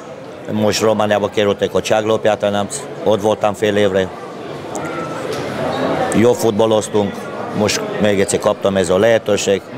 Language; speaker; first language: Hungarian; non-native, fluent; Romanian